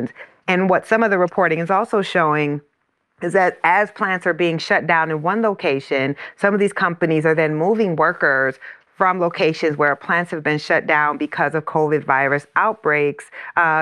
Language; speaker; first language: English; native; English